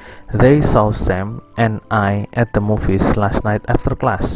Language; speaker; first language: English; non-native, fluent; Indonesian